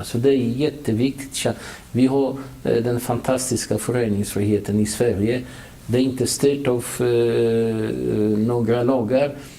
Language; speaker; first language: Swedish; non-native, fluent; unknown